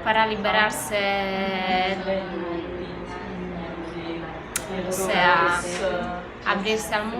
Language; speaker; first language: Spanish; non-native, fluent; Italian